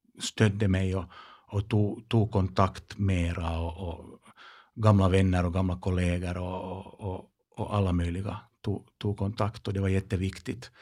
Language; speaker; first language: Swedish; non-native, local second language; Finnish